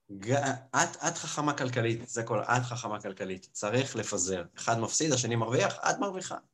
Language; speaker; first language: Hebrew; early bilingual, other home language; Russian